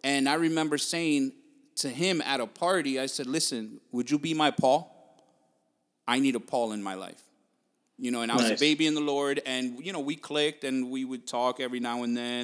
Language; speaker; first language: English; native; English